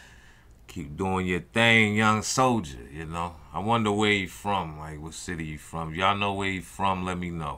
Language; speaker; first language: English; native; English